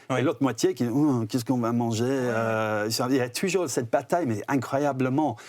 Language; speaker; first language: French; non-native, fluent; English